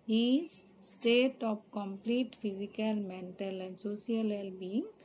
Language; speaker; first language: English; non-native, local second language; Assamese